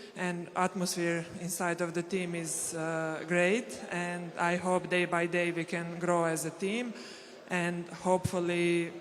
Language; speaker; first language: English; non-native, fluent; Serbian